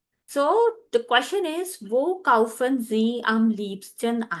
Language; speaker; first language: German; non-native, fluent; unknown